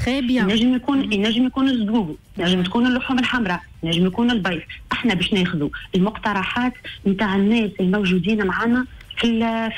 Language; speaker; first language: Arabic; native; Arabic